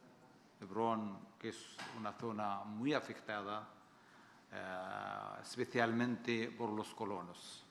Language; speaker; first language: Spanish; non-native, fluent; Arabic